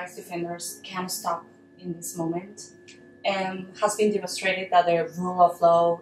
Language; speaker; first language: English; non-native, fluent; Spanish